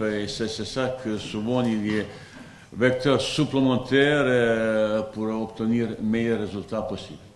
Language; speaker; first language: French; non-native, fluent; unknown